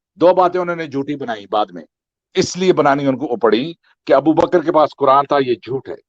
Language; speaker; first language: Urdu; native; Urdu